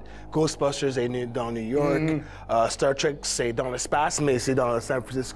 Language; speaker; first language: French; non-native, learner; English